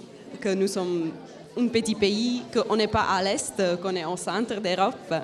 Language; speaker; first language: French; non-native, fluent; Czech